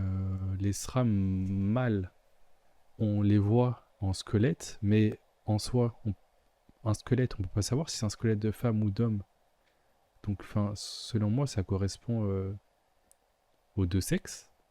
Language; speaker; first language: French; native; French